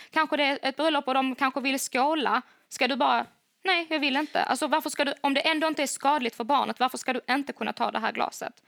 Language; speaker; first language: Swedish; native; Swedish